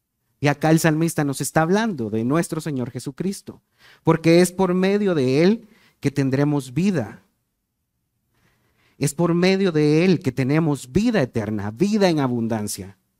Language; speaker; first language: Spanish; native; Spanish